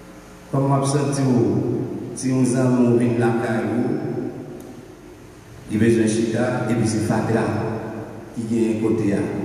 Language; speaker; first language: French; non-native, local second language; Haitian Creole